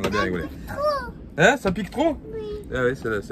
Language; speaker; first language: French; native; French